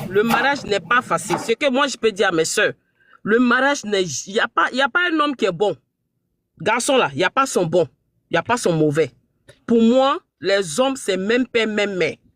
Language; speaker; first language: French; non-native, local second language; Mandingo